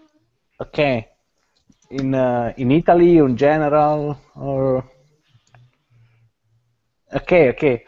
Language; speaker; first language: English; non-native, learner; Italian